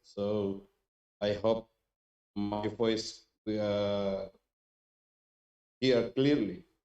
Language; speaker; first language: English; non-native, learner; Indonesian